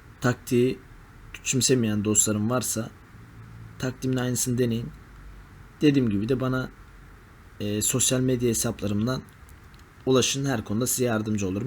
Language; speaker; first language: Turkish; native; Turkish